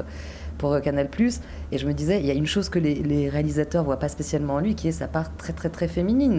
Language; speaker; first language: French; native; French